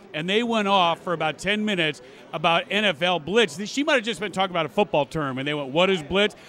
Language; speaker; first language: English; native; English